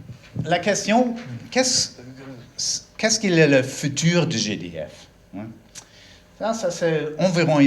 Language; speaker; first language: French; non-native, learner; German